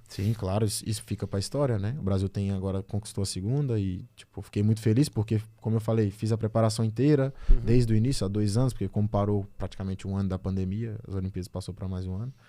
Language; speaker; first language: Portuguese; native; Portuguese